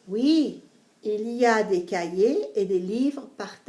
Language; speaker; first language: French; non-native, fluent; English